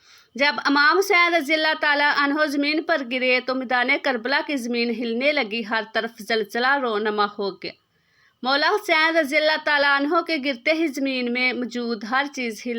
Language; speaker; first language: Urdu; native; Urdu